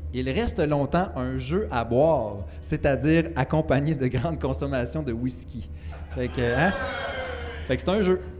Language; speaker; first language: French; native; French